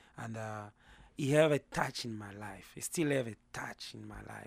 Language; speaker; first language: English; non-native, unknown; Lingala